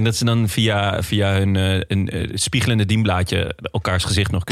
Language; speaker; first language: Dutch; native; Dutch